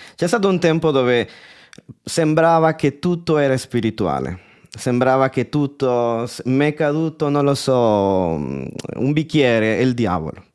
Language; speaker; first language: Italian; non-native, fluent; Spanish